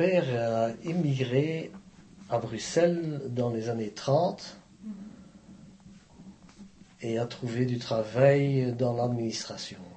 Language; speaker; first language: French; native; French